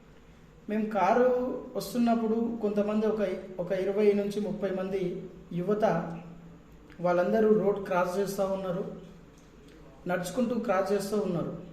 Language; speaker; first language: Telugu; native; Telugu